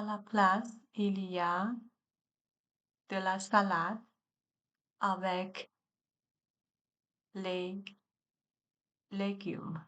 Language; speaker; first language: French; non-native, learner; Chinese